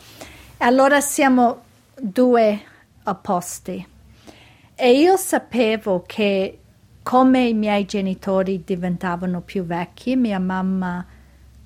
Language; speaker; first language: Italian; early bilingual, heritage; Italian